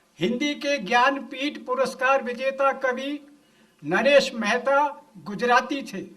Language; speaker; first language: Hindi; non-native, local second language; Gujarati